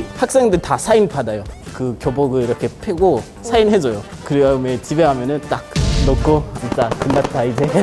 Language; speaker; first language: Korean; non-native, fluent; Kinyarwanda